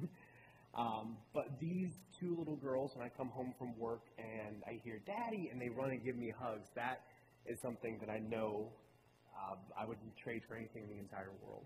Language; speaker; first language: English; native; English